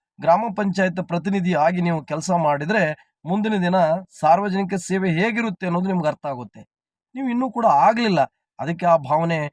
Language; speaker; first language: Kannada; native; Kannada